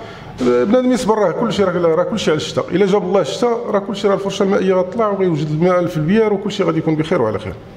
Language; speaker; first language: Arabic; native; Arabic